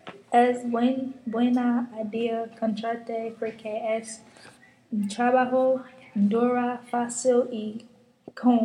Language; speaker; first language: Spanish; non-native, learner; English